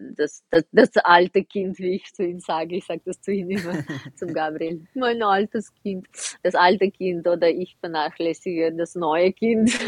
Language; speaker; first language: German; non-native, fluent; Russian